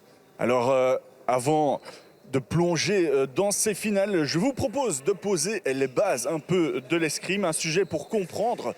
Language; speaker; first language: French; native; French